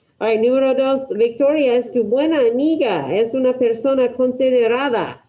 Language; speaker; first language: Spanish; non-native, fluent; English